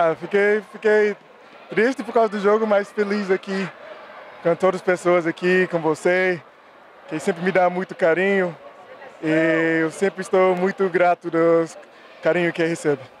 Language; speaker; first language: Portuguese; non-native, fluent; English